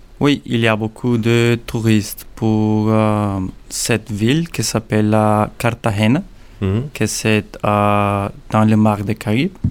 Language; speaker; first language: French; non-native, learner; Spanish